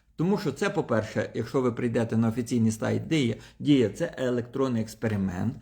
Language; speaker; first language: Ukrainian; non-native, local second language; Russian